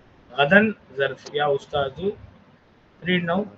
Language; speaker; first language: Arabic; non-native, fluent; Tamil